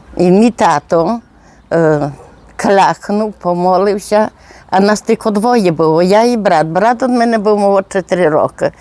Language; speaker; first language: Polish; non-native, local second language; Rusyn